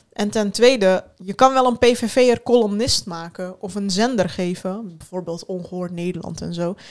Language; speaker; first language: Dutch; early bilingual, other home language; Turkish